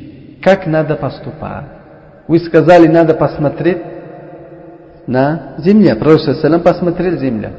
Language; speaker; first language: Russian; non-native, learner; Uzbek